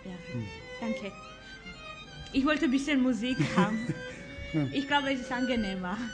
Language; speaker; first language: German; non-native, fluent; Georgian